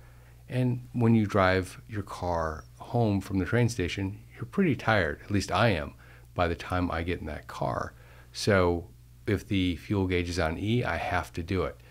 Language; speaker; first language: English; native; English